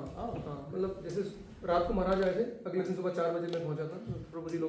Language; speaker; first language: Hindi; native; Hindi